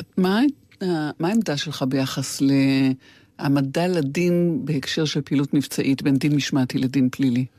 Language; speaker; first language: Hebrew; native; Hebrew